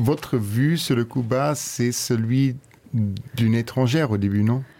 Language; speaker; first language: French; non-native, fluent; Luxembourgish